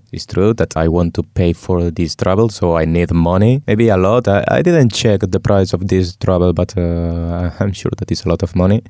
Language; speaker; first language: English; non-native, fluent; Spanish